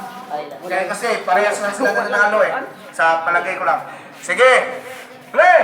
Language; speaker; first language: Filipino; non-native, local second language; Cebuano